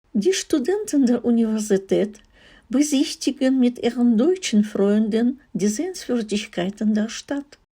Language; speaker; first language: German; non-native, fluent; Ukrainian